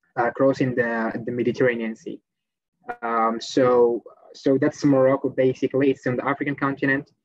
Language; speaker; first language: English; non-native, fluent; Arabic